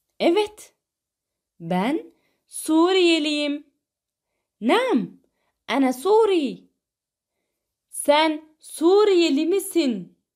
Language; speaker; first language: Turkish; non-native, fluent; Arabic